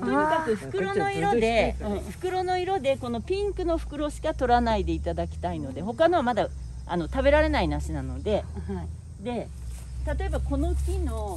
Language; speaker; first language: Japanese; native; Japanese